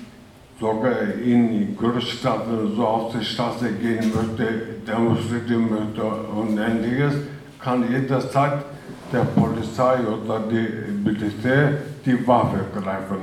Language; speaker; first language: German; non-native, fluent; Turkish